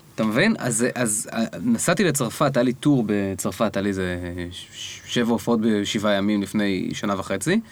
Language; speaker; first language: Hebrew; native; Hebrew